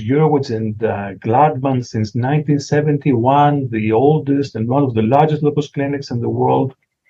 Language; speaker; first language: English; non-native, fluent; Greek